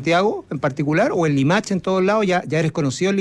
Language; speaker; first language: Spanish; native; Spanish